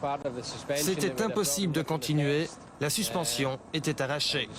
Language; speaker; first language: French; native; French